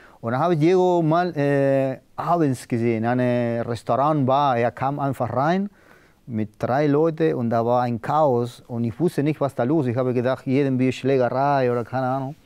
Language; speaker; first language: German; non-native, learner; Spanish